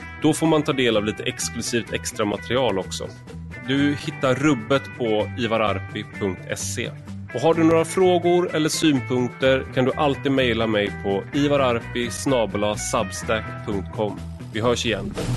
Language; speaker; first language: Swedish; native; Swedish